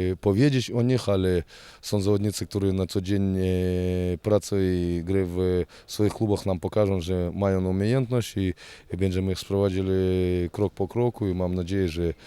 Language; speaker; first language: Polish; non-native, fluent; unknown